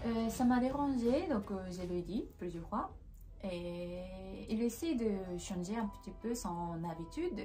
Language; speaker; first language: French; non-native, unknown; Japanese